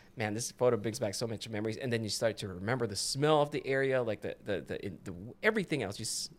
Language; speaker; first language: English; non-native, local second language; Filipino